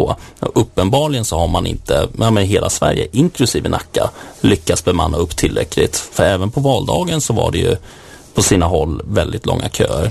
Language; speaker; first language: Swedish; native; Swedish